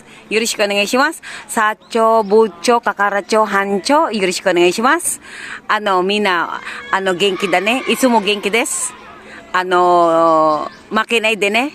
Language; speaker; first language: Japanese; non-native, learner; Filipino